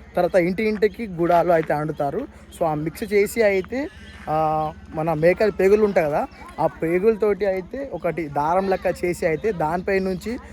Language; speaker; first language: Telugu; non-native, local second language; Lambadi